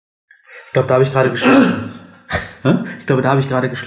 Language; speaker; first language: German; native; German